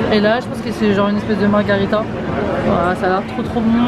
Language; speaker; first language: French; native; French